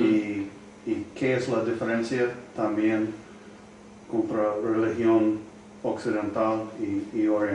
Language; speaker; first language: Spanish; non-native, learner; English